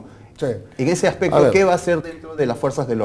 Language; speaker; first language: Spanish; native; Spanish